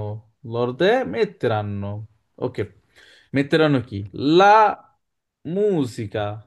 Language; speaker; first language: Italian; non-native, fluent; Bangla